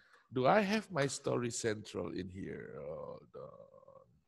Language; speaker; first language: English; non-native, fluent; Indonesian